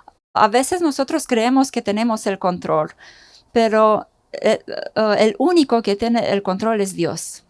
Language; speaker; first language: Spanish; non-native, fluent; Romanian